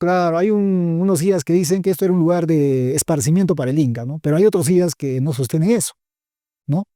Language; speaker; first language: Spanish; native; Spanish